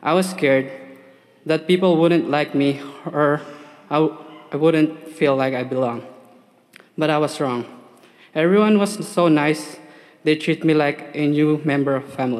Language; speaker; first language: English; non-native, local second language; Filipino